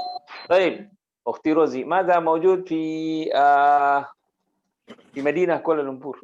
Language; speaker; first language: Arabic; non-native, fluent; Malay